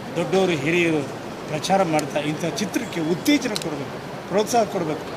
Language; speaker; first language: Kannada; native; Kannada